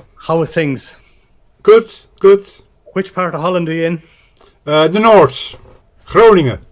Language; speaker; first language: English; native; English